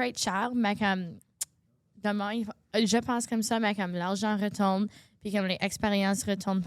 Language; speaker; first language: French; non-native, local second language; English